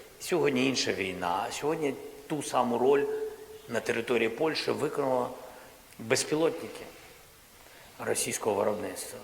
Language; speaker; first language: Ukrainian; non-native, local second language; Russian